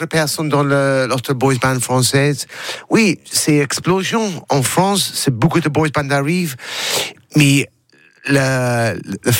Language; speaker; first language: French; non-native, learner; English